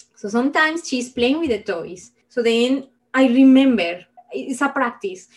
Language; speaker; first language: English; non-native, fluent; Spanish